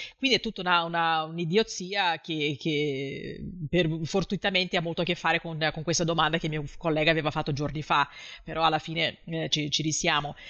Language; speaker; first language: Italian; non-native, fluent; Portuguese